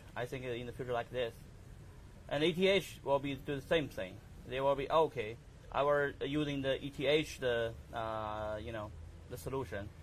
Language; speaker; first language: English; non-native, learner; Chinese